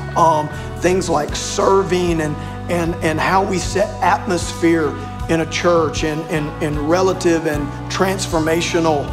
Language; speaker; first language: English; native; English